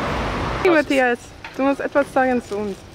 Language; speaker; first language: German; non-native, learner; Swedish